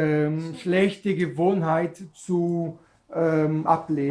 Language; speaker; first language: German; non-native, learner; Portuguese